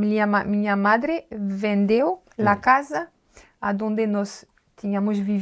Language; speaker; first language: Spanish; non-native, learner; French